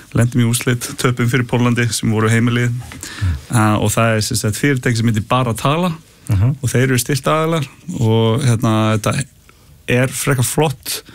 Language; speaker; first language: Icelandic; early bilingual, heritage; Icelandic